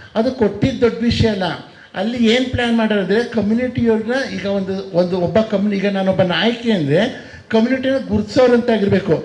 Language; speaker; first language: Kannada; native; Kannada